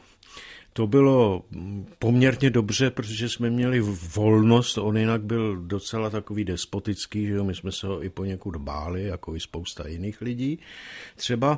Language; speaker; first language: Czech; native; Czech